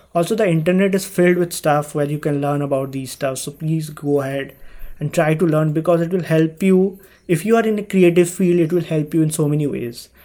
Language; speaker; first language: English; non-native, local second language; Hindi